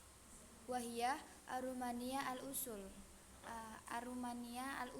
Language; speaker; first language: Arabic; non-native, learner; Indonesian